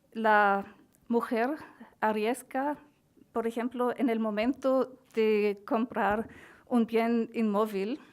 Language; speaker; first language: Spanish; non-native, fluent; German